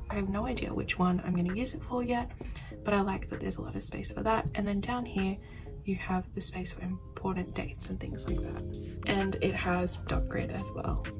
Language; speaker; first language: English; native; English